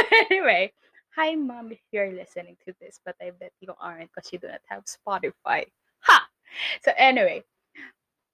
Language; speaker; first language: English; non-native, local second language; Filipino